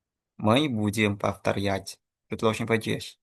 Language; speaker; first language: Russian; non-native, fluent; Indonesian